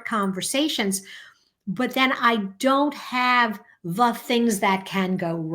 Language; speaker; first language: English; native; English